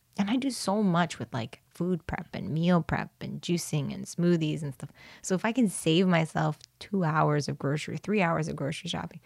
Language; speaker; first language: English; early bilingual, other home language; Spanish